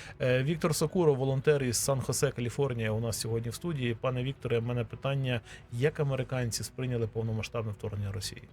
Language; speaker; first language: Ukrainian; native; Ukrainian